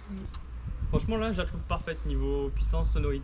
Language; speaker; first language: French; native; French